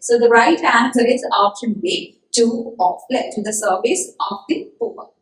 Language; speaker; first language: English; non-native, local second language; Malayalam